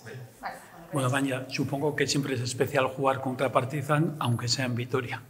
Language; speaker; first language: Spanish; native; Spanish